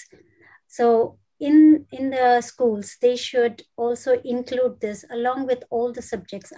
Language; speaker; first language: English; non-native, local second language; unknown